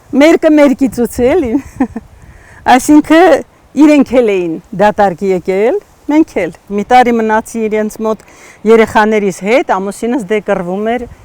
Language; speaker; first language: Armenian; native; Armenian